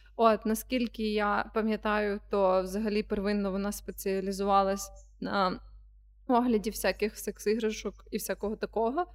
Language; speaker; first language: Ukrainian; non-native, local second language; Russian